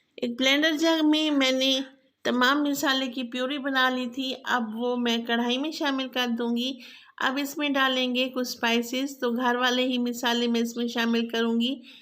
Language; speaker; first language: Urdu; non-native, local second language; Saraiki